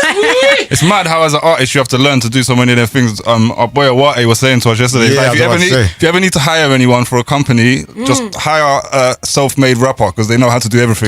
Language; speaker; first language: English; native; English